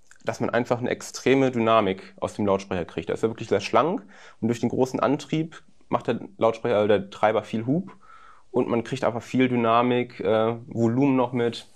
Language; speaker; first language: German; native; German